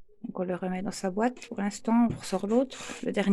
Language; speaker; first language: French; native; French